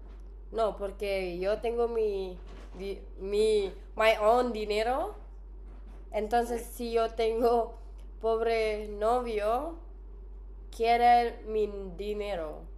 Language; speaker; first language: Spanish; non-native, learner; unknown